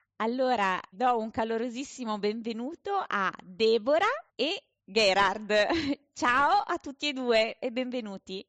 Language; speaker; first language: Italian; native; Italian